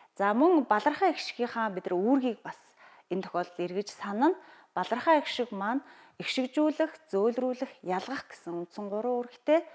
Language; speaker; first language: Mongolian; native; Mongolian